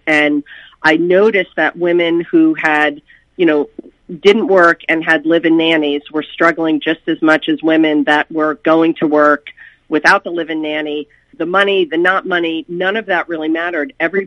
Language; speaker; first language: English; native; English